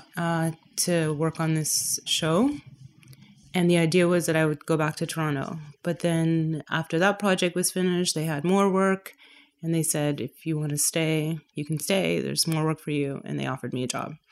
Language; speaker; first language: English; native; English